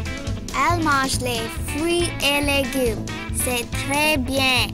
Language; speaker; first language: French; non-native, learner; English